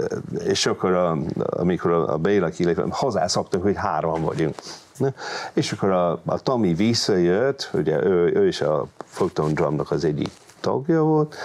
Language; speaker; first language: Hungarian; non-native, fluent; English